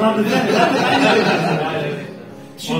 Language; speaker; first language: Turkish; non-native, learner; Kyrgyz